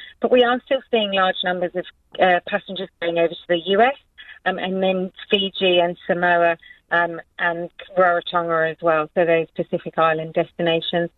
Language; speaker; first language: English; native; English